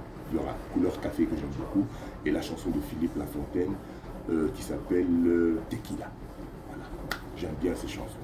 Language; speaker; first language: French; non-native, local second language; Lingala